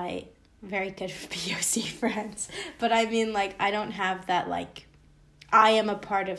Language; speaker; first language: English; native; English